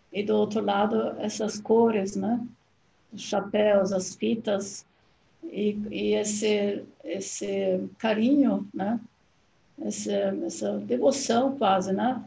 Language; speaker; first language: Portuguese; non-native, fluent; German